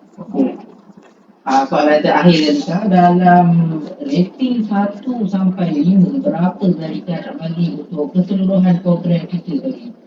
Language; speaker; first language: Malay; native; Malay